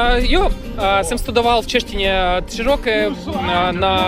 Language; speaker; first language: Czech; non-native, learner; Ukrainian